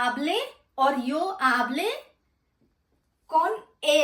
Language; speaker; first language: Spanish; non-native, fluent; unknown